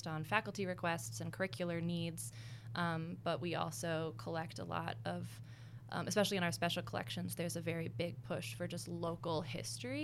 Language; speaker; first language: English; native; English